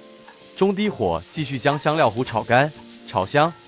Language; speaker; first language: Chinese; native; Chinese